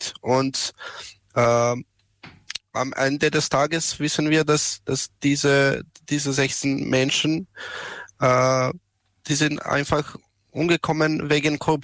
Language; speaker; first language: German; non-native, learner; Serbian